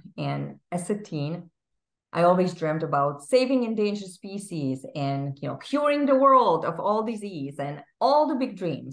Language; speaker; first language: English; non-native, fluent; Czech